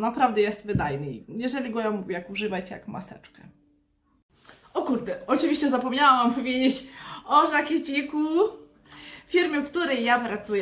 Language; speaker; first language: Polish; non-native, fluent; Ukrainian